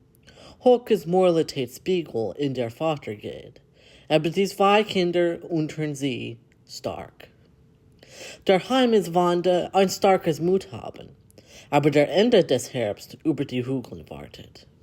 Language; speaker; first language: German; non-native, learner; English